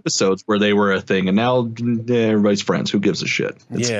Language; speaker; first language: English; native; English